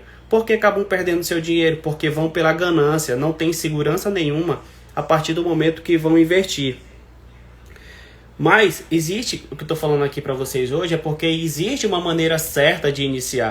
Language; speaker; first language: Portuguese; native; Portuguese